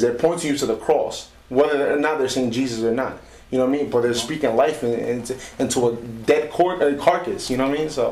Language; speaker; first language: English; early bilingual, other home language; Spanish